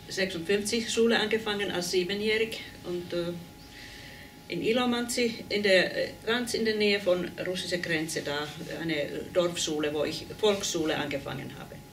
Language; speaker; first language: German; non-native, fluent; Finnish